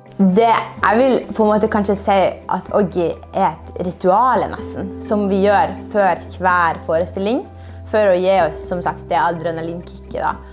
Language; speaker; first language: Norwegian; native; Norwegian